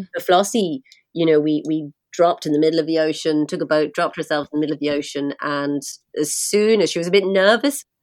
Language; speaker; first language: English; native; English